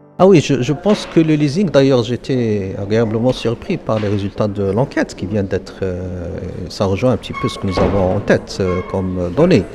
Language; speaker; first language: French; non-native, local second language; Arabic